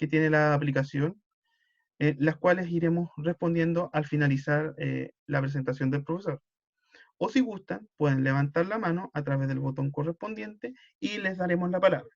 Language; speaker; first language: Spanish; native; Spanish